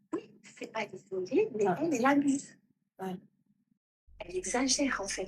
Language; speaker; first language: French; native; French